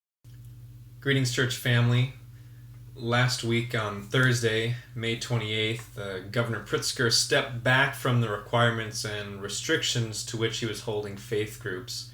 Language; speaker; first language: English; native; English